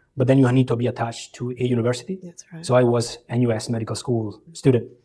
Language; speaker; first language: English; early bilingual, other home language; Albanian